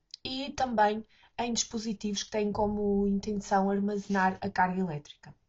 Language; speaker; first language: Portuguese; native; Portuguese